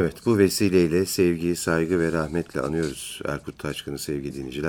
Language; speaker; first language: Turkish; native; Turkish